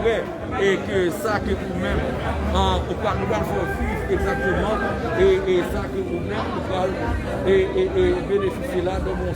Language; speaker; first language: French; non-native, local second language; Haitian Creole